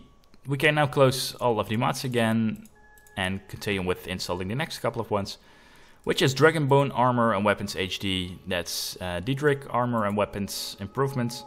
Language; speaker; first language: English; non-native, fluent; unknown